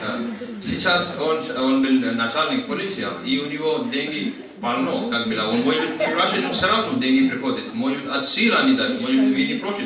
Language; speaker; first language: Russian; non-native, learner; Hindi